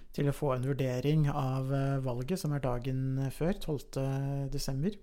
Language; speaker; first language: Norwegian; native; Norwegian